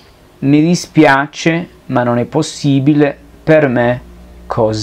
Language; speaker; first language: Italian; non-native, fluent; Spanish